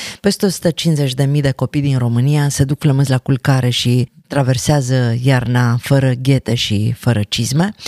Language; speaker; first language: Romanian; native; Romanian